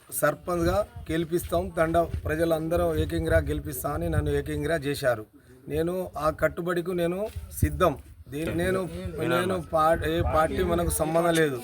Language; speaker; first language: Telugu; non-native, local second language; Lambadi